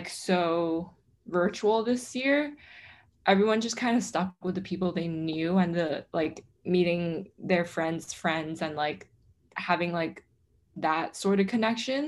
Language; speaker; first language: English; non-native, local second language; Cantonese